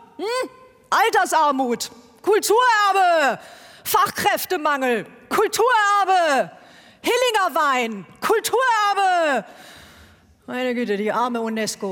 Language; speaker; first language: German; native; German